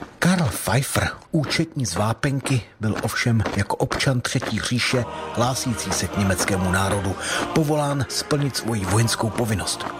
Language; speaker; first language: Czech; native; Czech